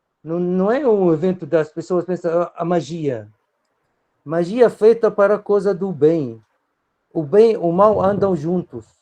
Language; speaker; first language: Portuguese; non-native, fluent; Arabic